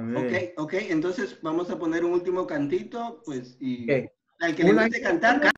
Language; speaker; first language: Spanish; native; Spanish